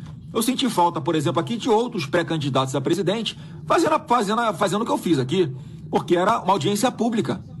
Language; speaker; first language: Portuguese; native; Portuguese